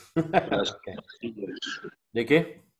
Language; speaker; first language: Spanish; non-native, learner; English